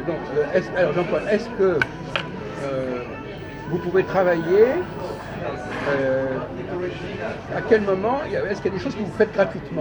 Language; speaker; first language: French; native; French